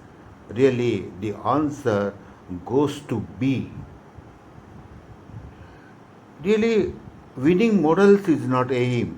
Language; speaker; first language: English; non-native, local second language; Odia